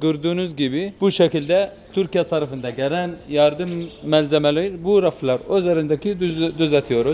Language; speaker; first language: Turkish; non-native, fluent; Arabic